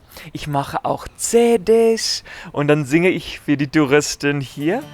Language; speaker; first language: German; non-native, learner; Afrikaans